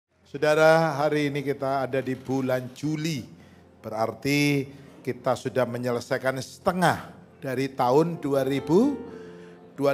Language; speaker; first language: Indonesian; native; Indonesian